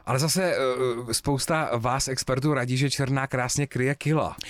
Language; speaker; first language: Czech; native; Czech